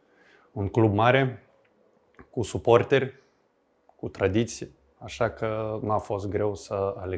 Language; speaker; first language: Romanian; non-native, fluent; Lithuanian